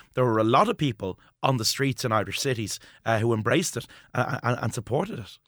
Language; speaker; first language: English; native; English